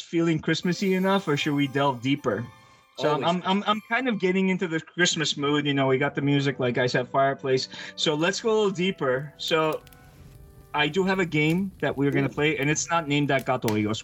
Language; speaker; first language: English; early bilingual, other home language; Arabic